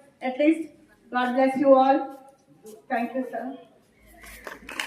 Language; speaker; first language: English; non-native, local second language; Telugu